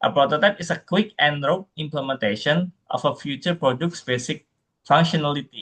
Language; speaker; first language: English; non-native, fluent; Indonesian